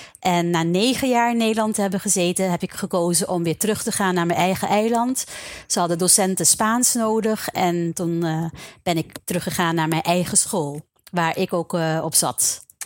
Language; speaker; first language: Dutch; non-native, local second language; Papiamento